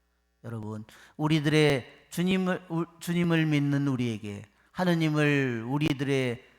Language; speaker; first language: Korean; native; Korean